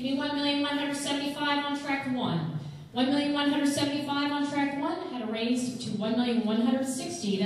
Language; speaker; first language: English; native; English